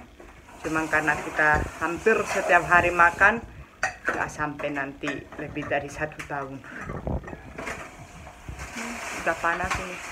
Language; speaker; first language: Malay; non-native, fluent; Spanish